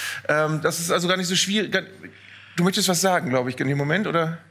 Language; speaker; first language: German; native; German